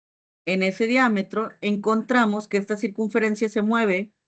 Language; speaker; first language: Spanish; native; Spanish